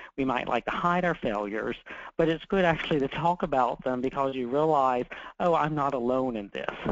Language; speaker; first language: English; native; English